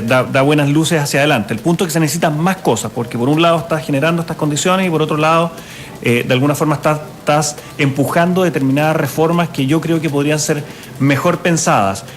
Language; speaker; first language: Spanish; native; Spanish